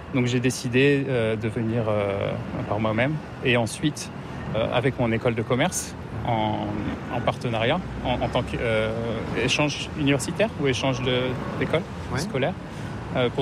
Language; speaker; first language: French; native; French